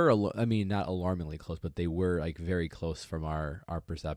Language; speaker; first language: English; native; English